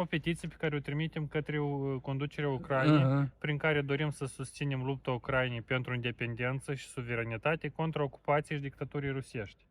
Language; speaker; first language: Romanian; native; Romanian